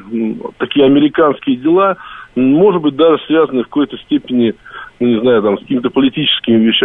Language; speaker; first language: Russian; native; Russian